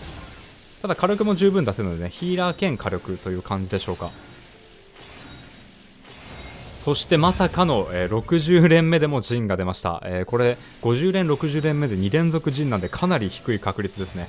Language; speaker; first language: Japanese; native; Japanese